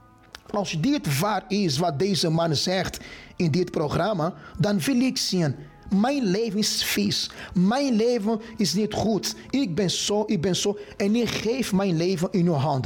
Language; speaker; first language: Dutch; non-native, fluent; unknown